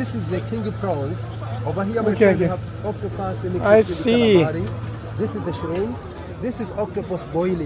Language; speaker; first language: English; non-native, local second language; Swahili